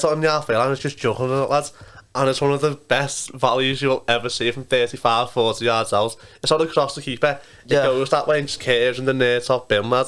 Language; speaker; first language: English; native; English